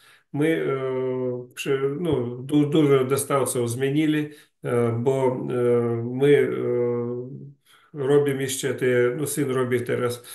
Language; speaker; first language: Polish; non-native, learner; Ukrainian